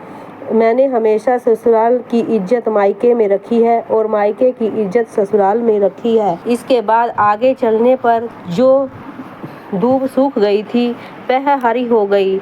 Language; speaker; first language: Hindi; native; Hindi